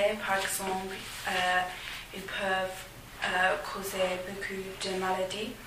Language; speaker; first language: French; non-native, learner; English